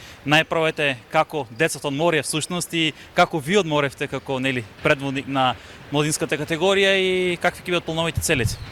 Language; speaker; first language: Macedonian; native; Macedonian